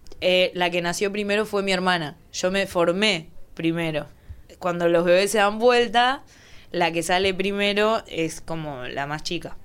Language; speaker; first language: Spanish; native; Spanish